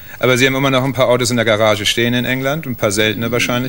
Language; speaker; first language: German; native; German